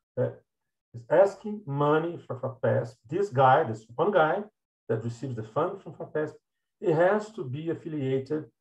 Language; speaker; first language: English; non-native, fluent; Portuguese